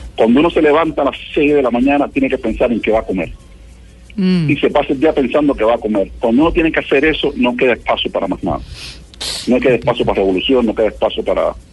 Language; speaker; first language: Spanish; native; Spanish